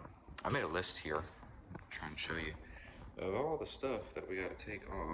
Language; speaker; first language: English; native; English